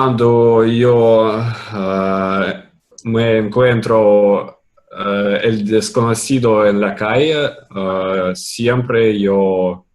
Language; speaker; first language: Spanish; non-native, learner; Russian